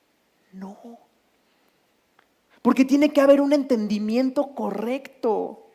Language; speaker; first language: Spanish; native; Spanish